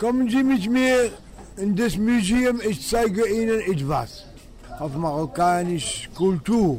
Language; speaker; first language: German; non-native, learner; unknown